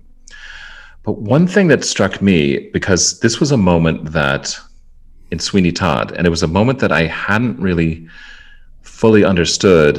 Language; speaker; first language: English; native; English